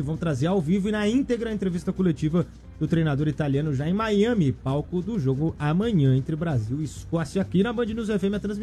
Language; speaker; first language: Portuguese; native; Portuguese